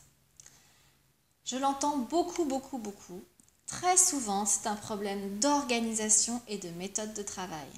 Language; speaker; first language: French; native; French